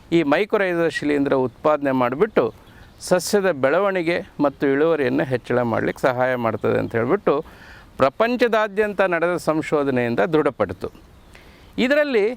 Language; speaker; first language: Kannada; native; Kannada